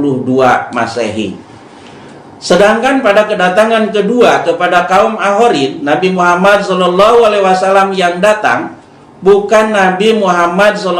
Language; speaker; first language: Indonesian; native; Indonesian